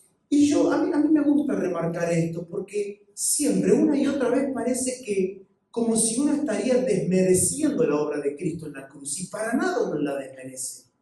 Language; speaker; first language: Spanish; native; Spanish